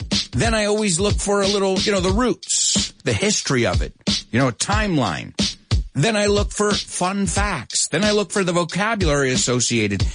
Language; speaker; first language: English; early bilingual, other home language; Spanish